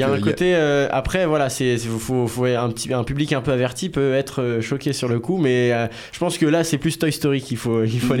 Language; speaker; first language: French; native; French